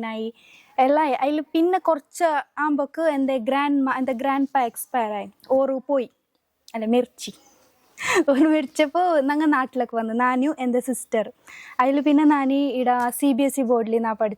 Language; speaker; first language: Malayalam; non-native, local second language; Hindi